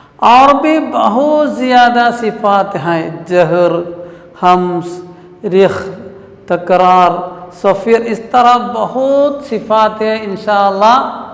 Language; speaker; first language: Urdu; non-native, local second language; Malayalam